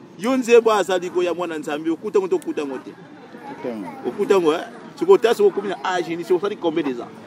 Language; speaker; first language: Lingala; non-native, local second language; Kongo